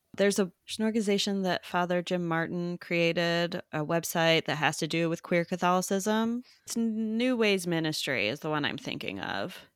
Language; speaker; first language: English; native; English